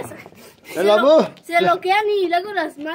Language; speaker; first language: Spanish; native; Spanish